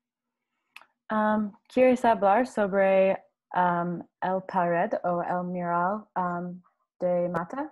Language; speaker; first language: Spanish; non-native, learner; English